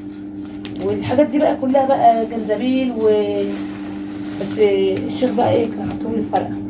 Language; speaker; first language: Arabic; native; Arabic